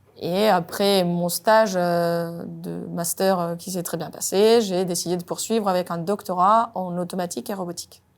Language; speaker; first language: French; non-native, fluent; Spanish